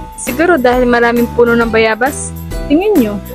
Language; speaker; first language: Filipino; native; Filipino